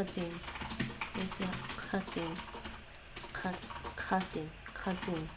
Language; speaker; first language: Arabic; non-native, learner; English